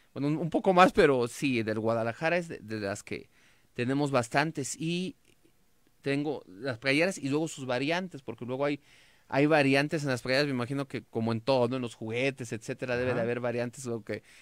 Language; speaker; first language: Spanish; native; Spanish